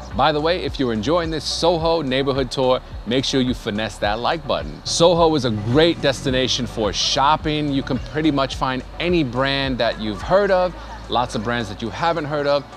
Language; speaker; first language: English; native; English